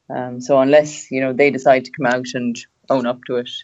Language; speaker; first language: English; native; English